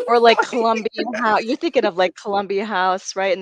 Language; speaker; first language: English; native; English